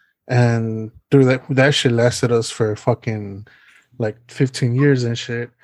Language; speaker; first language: English; early bilingual, other home language; Spanish